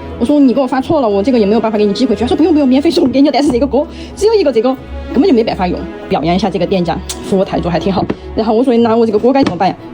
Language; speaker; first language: Chinese; native; Chinese